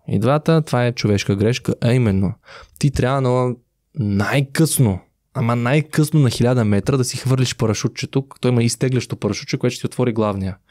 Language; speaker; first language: Bulgarian; native; Bulgarian